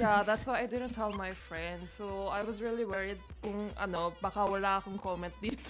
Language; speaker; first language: English; early bilingual, other home language; Korean